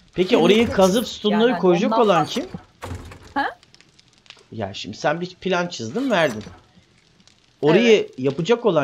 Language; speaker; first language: Turkish; native; Turkish